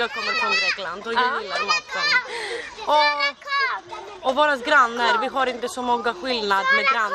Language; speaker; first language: Swedish; non-native, learner; Greek